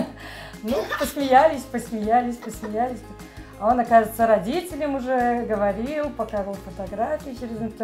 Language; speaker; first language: Russian; native; Russian